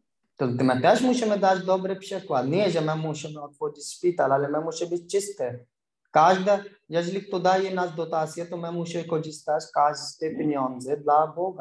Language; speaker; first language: Polish; non-native, learner; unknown